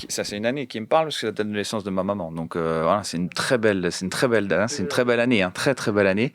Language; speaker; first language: French; native; French